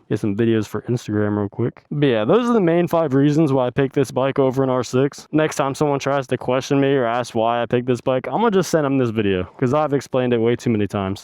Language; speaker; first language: English; native; English